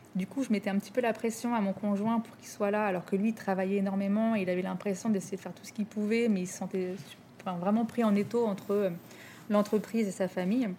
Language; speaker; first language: French; native; French